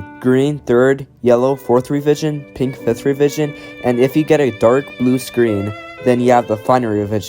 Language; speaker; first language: English; native; English